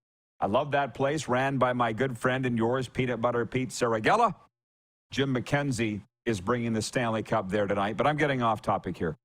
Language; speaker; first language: English; native; English